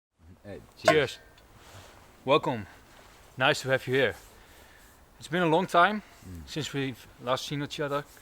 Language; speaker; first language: English; non-native, fluent; Dutch